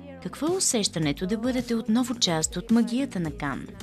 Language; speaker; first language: Bulgarian; native; Bulgarian